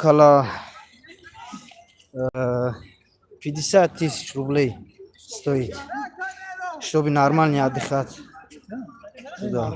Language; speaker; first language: Russian; non-native, learner; Tajik